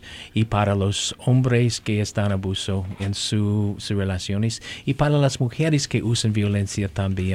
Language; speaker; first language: Spanish; non-native, learner; English